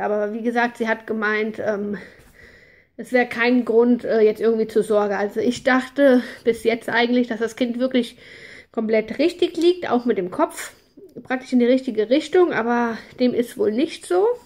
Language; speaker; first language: German; native; German